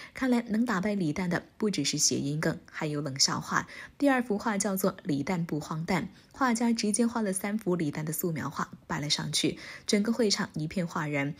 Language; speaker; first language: Chinese; native; Chinese